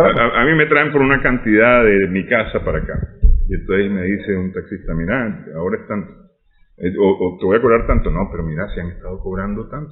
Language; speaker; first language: Spanish; native; Spanish